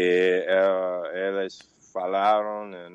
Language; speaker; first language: Portuguese; non-native, learner; English